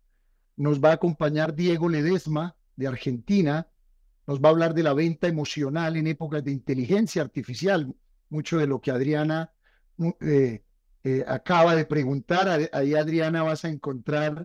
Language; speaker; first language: Spanish; native; Spanish